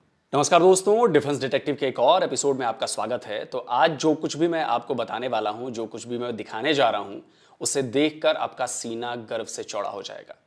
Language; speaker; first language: Hindi; native; Hindi